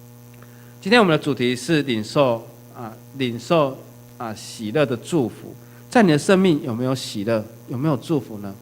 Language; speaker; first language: Chinese; native; Chinese